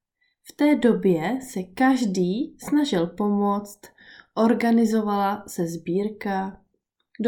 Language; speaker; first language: Czech; native; Czech